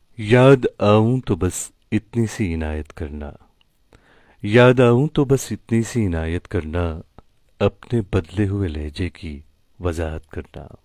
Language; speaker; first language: Hindi; non-native, local second language; Kashmiri